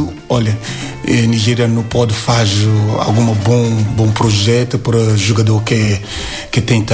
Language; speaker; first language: Portuguese; non-native, learner; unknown